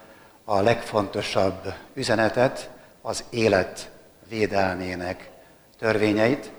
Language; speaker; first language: Hungarian; native; Hungarian